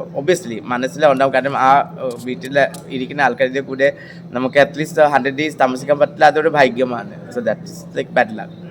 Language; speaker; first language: Malayalam; non-native, local second language; Assamese